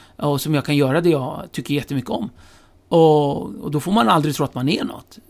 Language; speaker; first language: Swedish; early bilingual, other home language; Kurdish